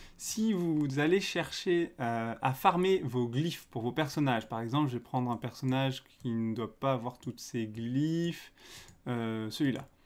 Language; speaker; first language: French; native; French